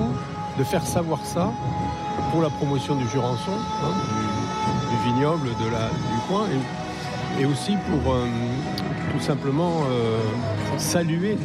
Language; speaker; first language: French; native; French